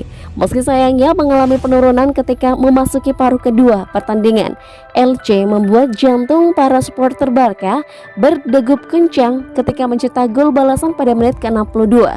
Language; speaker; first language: Indonesian; native; Indonesian